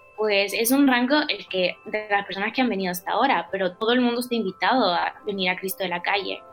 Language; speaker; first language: Spanish; native; Spanish